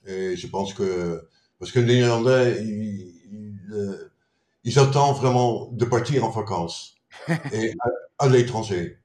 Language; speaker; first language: French; non-native, fluent; Dutch